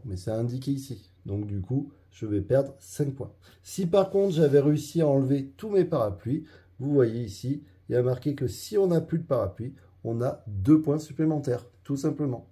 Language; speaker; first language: French; native; French